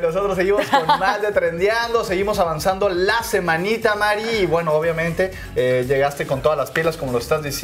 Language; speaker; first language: Spanish; native; Spanish